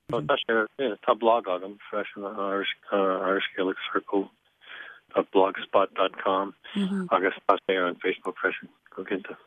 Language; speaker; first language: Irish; non-native, learner; English